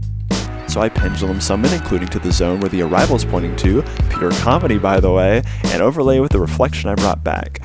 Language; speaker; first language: English; native; English